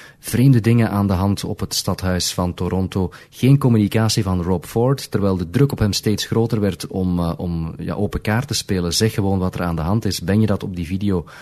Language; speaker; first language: Dutch; native; Dutch